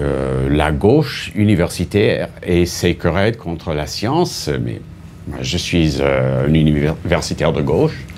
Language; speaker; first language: French; non-native, fluent; English